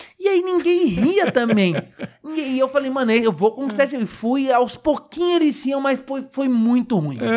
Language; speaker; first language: Portuguese; native; Portuguese